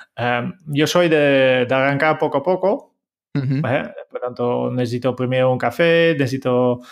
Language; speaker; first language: Spanish; non-native, fluent; Dutch